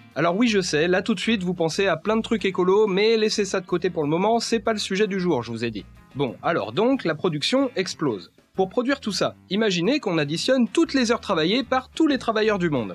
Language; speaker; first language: French; native; French